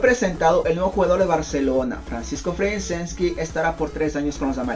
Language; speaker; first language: Spanish; native; Spanish